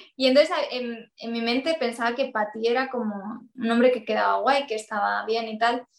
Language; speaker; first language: Spanish; native; Spanish